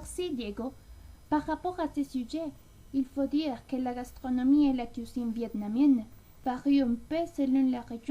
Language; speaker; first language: French; non-native, learner; Spanish